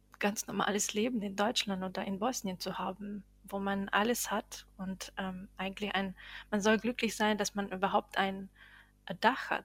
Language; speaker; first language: German; non-native, fluent; Bosnian